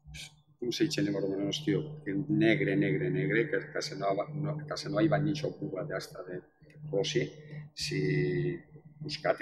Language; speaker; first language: Romanian; non-native, fluent; Spanish